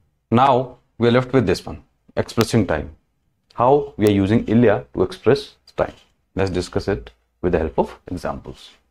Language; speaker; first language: English; non-native, local second language; Hindi